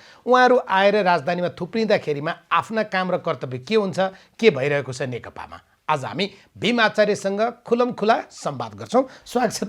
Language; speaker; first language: Nepali; native; Nepali